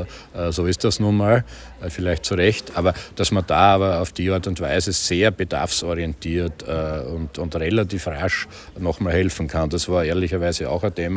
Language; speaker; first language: German; native; German